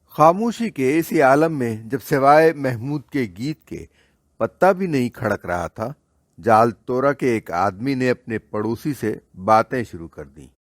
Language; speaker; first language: Urdu; native; Urdu